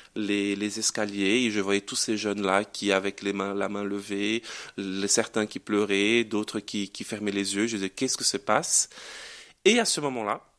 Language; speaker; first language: French; non-native, fluent; Portuguese